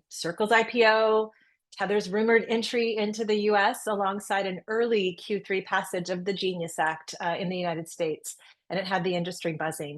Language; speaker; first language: English; native; English